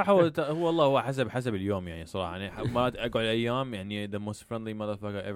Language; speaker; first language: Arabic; early bilingual, heritage; Arabic